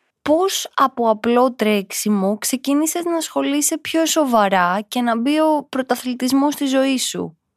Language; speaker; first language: Greek; native; Greek